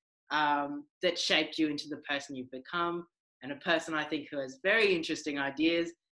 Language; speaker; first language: English; native; English